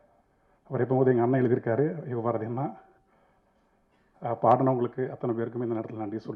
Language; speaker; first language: Tamil; native; Tamil